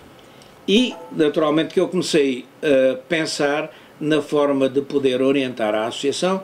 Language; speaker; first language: Portuguese; native; Portuguese